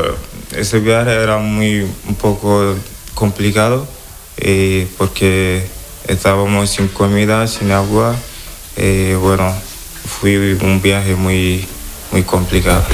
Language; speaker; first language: Spanish; non-native, fluent; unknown